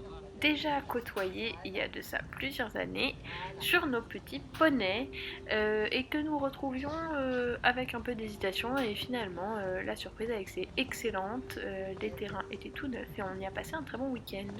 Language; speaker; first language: French; native; French